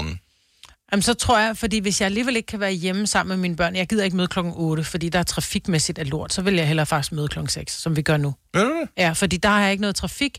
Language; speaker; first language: Danish; native; Danish